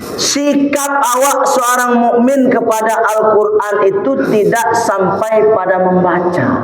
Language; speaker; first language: Malay; non-native, local second language; Minangkabau